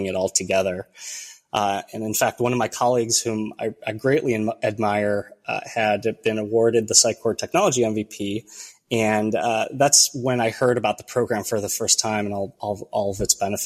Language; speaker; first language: English; early bilingual, other home language; Romanian